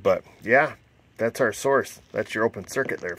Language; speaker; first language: English; native; English